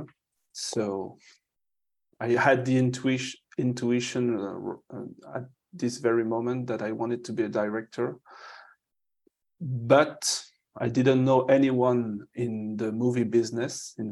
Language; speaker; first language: English; non-native, fluent; French